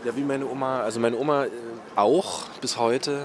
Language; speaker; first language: German; native; German